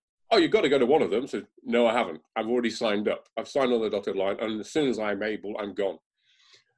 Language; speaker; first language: English; native; English